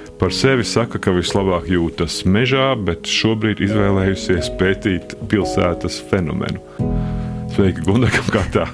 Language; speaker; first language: Latvian; native; Latvian